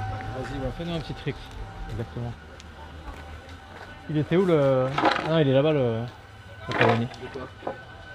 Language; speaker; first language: French; native; French